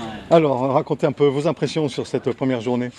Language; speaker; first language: French; native; French